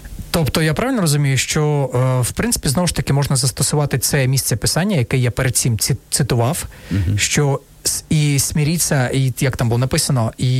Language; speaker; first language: Ukrainian; non-native, fluent; Russian